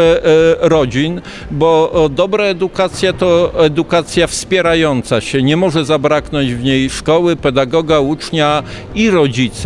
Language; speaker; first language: Polish; native; Polish